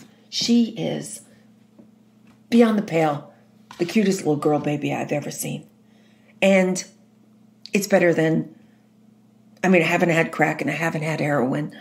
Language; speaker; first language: English; native; English